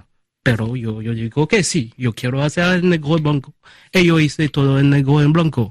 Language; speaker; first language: Spanish; early bilingual, heritage; Spanish